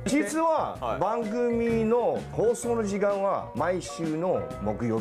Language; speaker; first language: Japanese; non-native, learner; Chinese